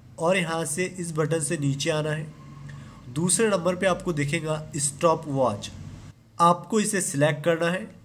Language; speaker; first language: Hindi; native; Hindi